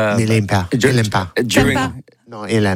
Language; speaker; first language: French; non-native, learner; English